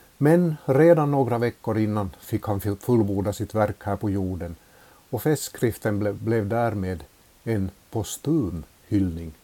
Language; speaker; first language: Swedish; native; Swedish